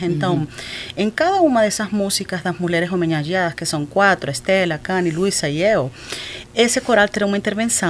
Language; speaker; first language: Portuguese; non-native, fluent; Spanish